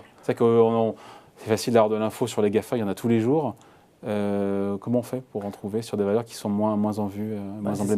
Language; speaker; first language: French; native; French